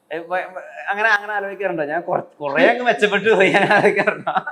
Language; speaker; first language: Malayalam; native; Malayalam